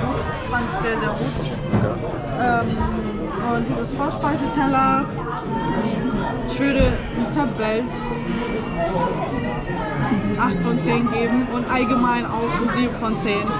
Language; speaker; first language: German; early bilingual, other home language; Arabic